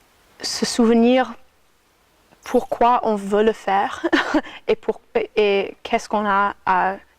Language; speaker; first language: French; non-native, fluent; English